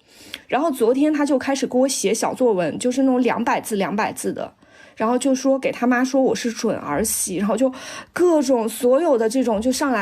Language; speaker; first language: Chinese; native; Chinese